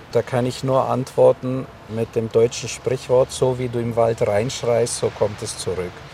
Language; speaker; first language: German; non-native, fluent; Greek